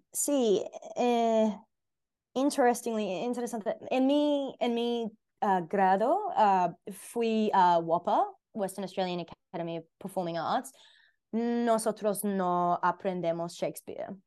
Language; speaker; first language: Spanish; non-native, learner; English